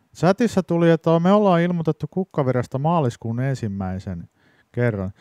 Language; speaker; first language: Finnish; native; Finnish